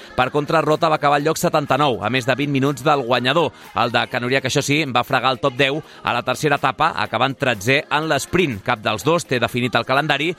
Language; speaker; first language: Catalan; native; Catalan